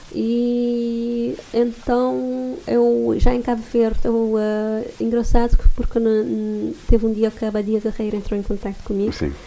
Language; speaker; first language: Portuguese; non-native, local second language; Kabuverdianu